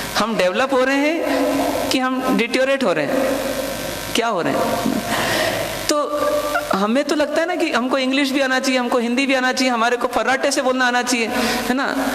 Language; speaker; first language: Hindi; non-native, local second language; Marwari